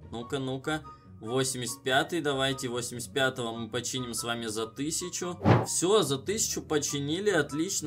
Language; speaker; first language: Russian; native; Russian